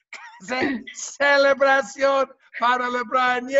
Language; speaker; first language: Spanish; non-native, fluent; English